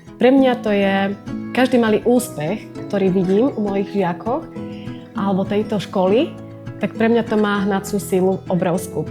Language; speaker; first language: Slovak; non-native, local second language; Romany